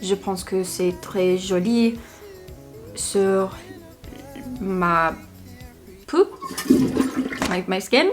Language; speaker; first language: French; non-native, learner; English